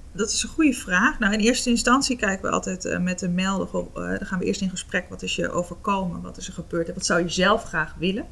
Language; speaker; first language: Dutch; native; Dutch